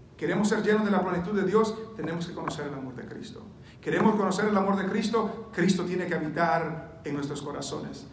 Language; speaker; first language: Spanish; early bilingual, heritage; Spanish